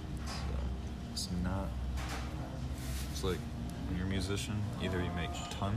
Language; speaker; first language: English; native; English